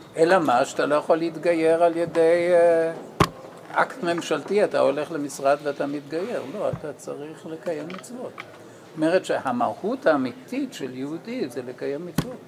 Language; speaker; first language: Hebrew; non-native, fluent; English